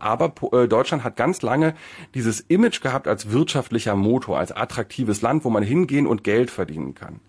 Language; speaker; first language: German; native; German